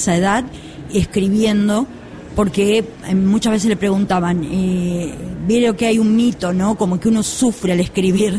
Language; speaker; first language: Spanish; native; Spanish